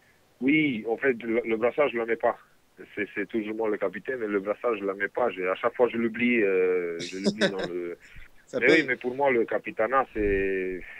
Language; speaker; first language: French; non-native, fluent; Romanian